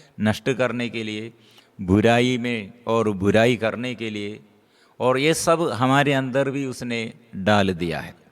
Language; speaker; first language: Hindi; non-native, local second language; Malayalam